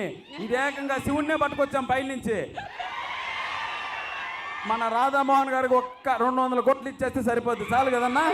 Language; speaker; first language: Telugu; native; Telugu